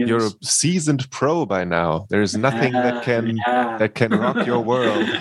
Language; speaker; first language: English; non-native, fluent; German